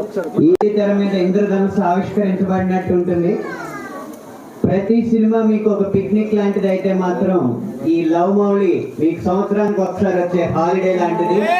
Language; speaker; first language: Telugu; native; Telugu